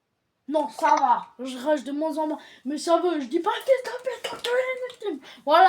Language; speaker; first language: French; native; French